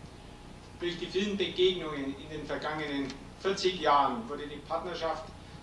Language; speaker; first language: German; native; German